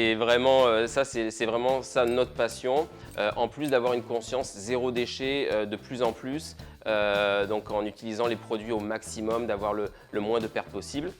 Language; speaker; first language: French; native; French